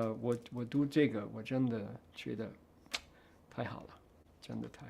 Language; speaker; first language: Chinese; non-native, fluent; English